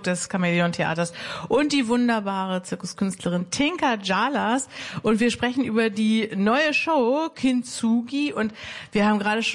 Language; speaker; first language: German; native; German